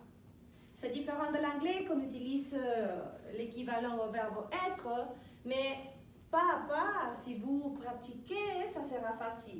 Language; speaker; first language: French; non-native, fluent; Spanish